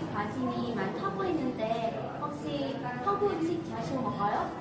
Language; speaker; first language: Korean; non-native, learner; Vietnamese